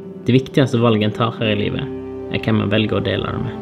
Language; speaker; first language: Norwegian; native; Norwegian